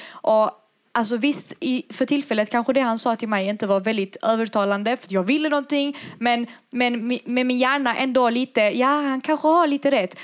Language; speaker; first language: Swedish; early bilingual, other home language; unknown